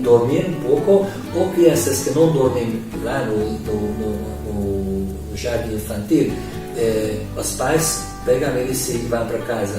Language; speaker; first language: Portuguese; non-native, learner; Hungarian